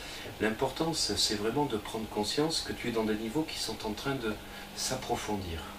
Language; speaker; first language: French; native; French